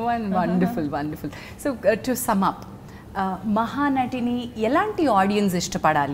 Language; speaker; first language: Telugu; native; Telugu